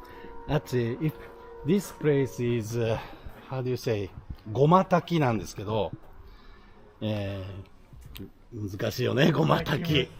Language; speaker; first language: Japanese; native; Japanese